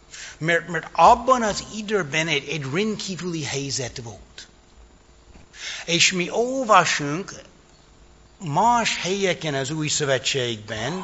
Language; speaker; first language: Hungarian; non-native, fluent; English